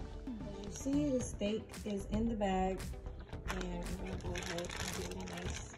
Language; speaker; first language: English; native; English